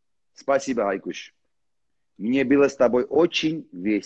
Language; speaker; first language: Russian; non-native, learner; Armenian